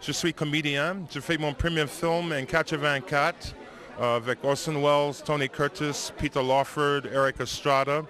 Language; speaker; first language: French; non-native, fluent; English